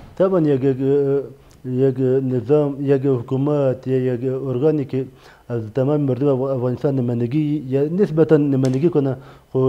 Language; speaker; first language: Persian; non-native, local second language; Pashto